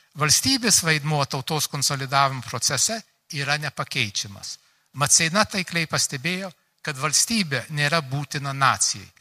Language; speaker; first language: Lithuanian; early bilingual, heritage; Lithuanian